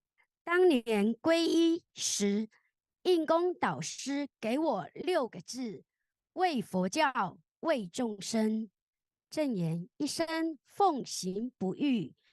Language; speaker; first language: Chinese; native; Chinese